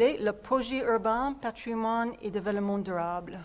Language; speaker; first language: French; non-native, fluent; English